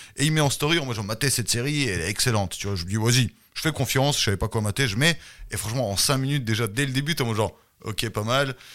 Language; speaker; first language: French; early bilingual, other home language; Russian